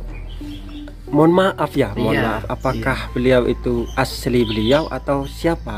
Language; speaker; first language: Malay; non-native, local second language; Javanese